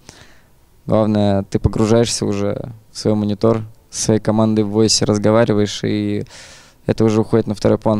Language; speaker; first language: Russian; native; Russian